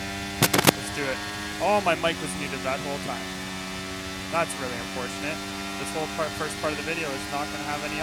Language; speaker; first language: English; native; English